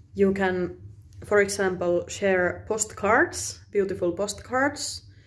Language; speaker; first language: English; non-native, fluent; Finnish